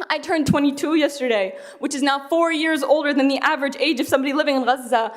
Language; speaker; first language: English; early bilingual, other home language; Arabic